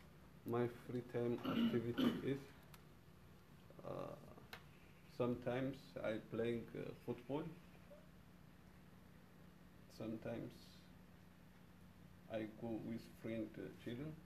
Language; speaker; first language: English; non-native, learner; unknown